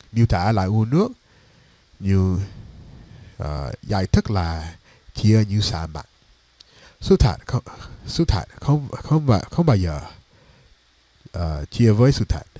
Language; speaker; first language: Vietnamese; non-native, learner; English